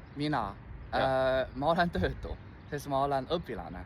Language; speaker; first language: Estonian; non-native, fluent; Chinese